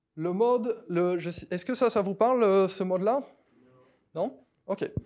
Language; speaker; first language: French; native; French